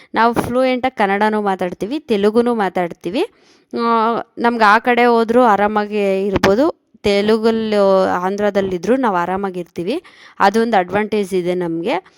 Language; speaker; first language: Kannada; native; Kannada